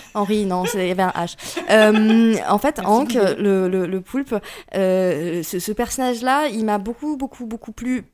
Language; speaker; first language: French; early bilingual, other home language; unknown